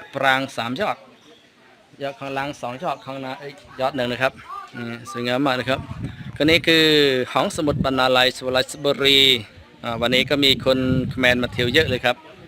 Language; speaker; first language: Thai; non-native, fluent; Khmer